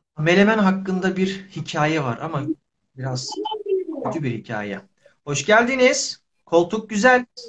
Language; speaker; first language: Turkish; native; Turkish